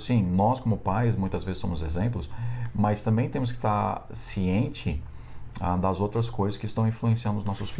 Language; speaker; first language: Portuguese; non-native, fluent; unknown